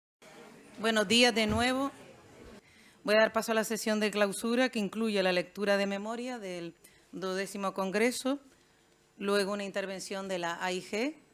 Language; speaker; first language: Spanish; native; Spanish